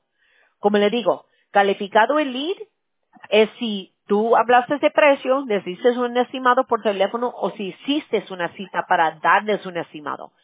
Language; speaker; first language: Spanish; early bilingual, heritage; Spanish